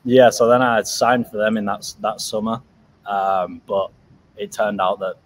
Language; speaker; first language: English; native; English